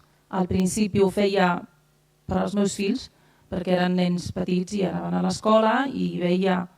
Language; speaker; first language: Catalan; non-native, fluent; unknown